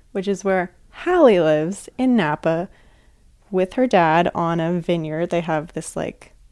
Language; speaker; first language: English; native; English